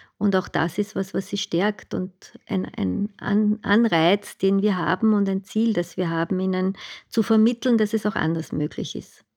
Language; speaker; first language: German; native; German